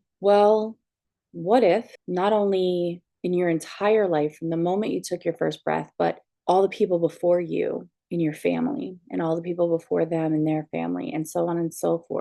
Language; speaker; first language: English; native; English